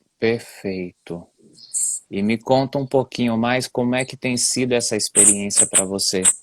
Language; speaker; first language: Portuguese; native; Portuguese